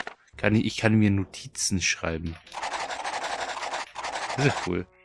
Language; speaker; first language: German; native; German